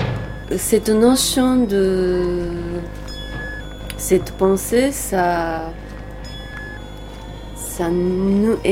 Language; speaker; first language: French; non-native, learner; Japanese